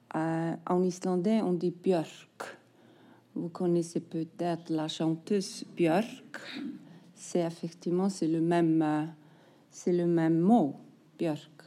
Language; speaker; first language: French; non-native, fluent; Icelandic